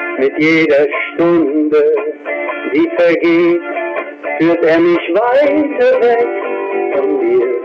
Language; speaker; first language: German; early bilingual, other home language; Italian